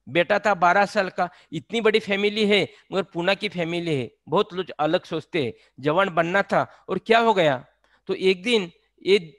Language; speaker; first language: Hindi; non-native, local second language; Marathi